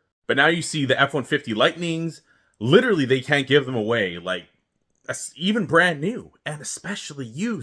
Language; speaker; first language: English; native; English